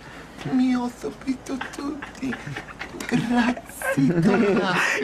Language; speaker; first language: Italian; non-native, learner; Czech